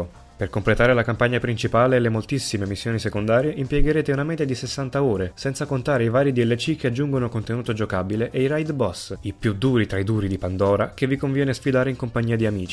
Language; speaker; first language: Italian; native; Italian